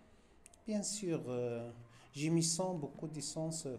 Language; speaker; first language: French; non-native, fluent; Arabic